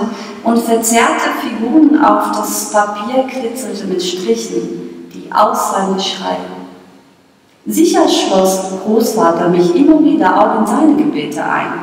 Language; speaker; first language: German; non-native, fluent; Bosnian